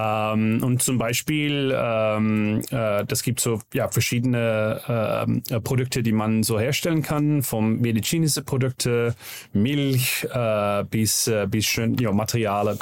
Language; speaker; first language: German; non-native, learner; Dutch